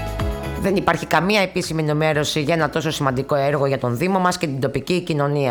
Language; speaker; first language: Greek; native; Greek